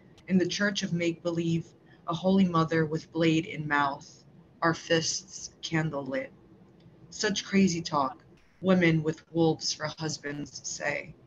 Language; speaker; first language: English; early bilingual, other home language; Portuguese